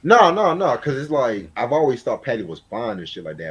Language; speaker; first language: English; native; English